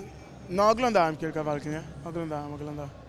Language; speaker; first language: Polish; non-native, learner; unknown